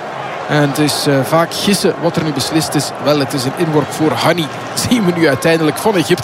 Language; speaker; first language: Dutch; native; Dutch